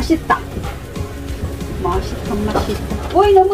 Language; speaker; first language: Korean; non-native, learner; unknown